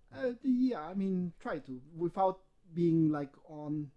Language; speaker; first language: English; non-native, fluent; Spanish